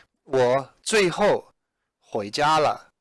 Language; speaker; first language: Chinese; non-native, fluent; English